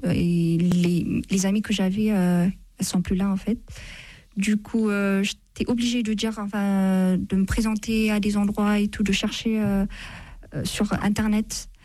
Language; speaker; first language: French; non-native, fluent; Amharic